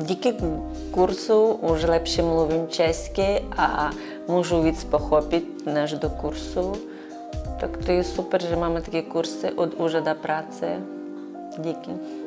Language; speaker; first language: Czech; non-native, learner; Ukrainian